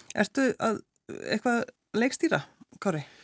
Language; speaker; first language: Icelandic; native; Icelandic